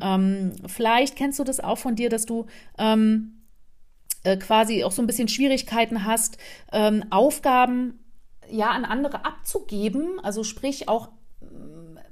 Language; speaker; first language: German; native; German